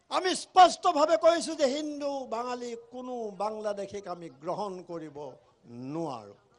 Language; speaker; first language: Assamese; native; Assamese